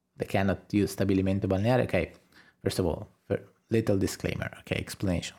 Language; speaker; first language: English; non-native, fluent; Italian